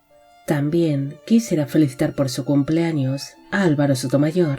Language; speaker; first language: Spanish; native; Spanish